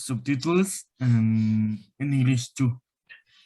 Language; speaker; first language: English; non-native, learner; Spanish